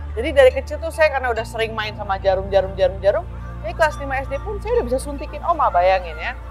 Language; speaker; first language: Indonesian; early bilingual, heritage; Indonesian